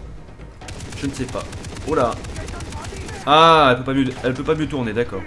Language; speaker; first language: French; native; French